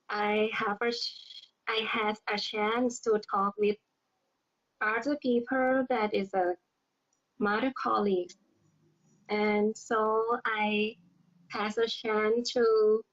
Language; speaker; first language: English; non-native, learner; Thai